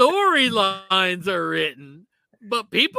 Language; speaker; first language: English; native; English